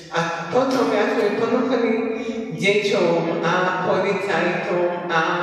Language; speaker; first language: Slovak; early bilingual, heritage; Slovak